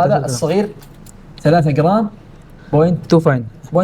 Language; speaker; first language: Arabic; native; Arabic